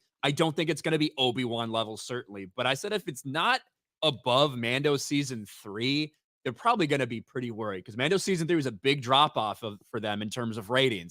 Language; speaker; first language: English; native; English